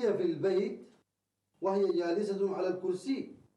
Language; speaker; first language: Arabic; non-native, learner; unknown